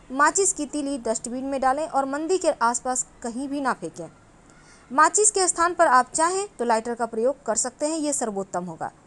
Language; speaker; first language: Hindi; native; Hindi